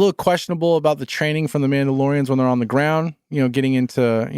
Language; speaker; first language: English; native; English